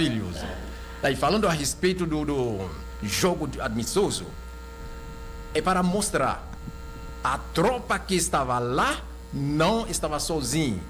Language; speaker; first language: Portuguese; non-native, local second language; Haitian Creole